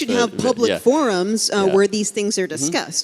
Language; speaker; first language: English; native; English